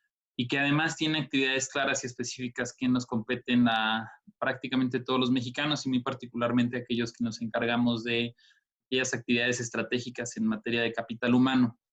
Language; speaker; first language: Spanish; native; Spanish